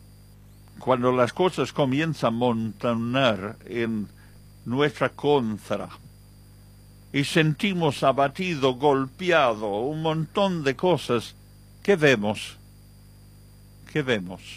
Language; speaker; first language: Spanish; non-native, fluent; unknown